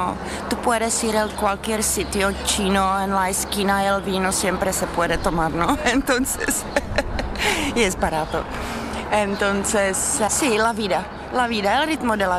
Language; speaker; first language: Spanish; non-native, learner; Czech